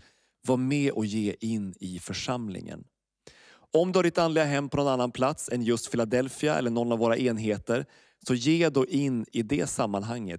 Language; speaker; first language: Swedish; native; Swedish